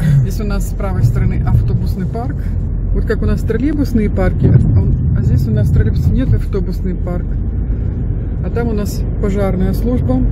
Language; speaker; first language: Russian; native; Russian